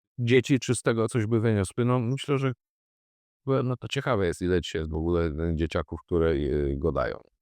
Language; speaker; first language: Polish; native; Polish